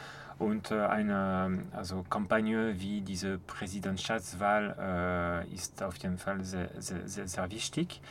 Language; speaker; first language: German; non-native, fluent; French